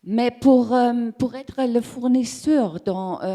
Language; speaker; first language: French; non-native, learner; German